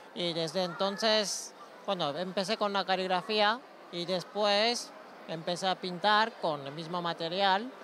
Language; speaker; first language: Spanish; non-native, fluent; Japanese